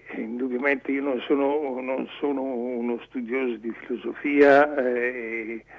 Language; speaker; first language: Italian; native; Italian